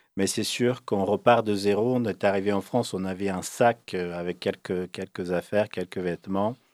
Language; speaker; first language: French; early bilingual, other home language; Bosnian